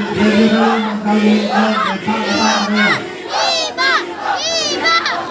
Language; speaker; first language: Filipino; non-native, local second language; Iloko